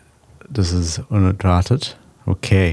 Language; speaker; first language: German; non-native, learner; English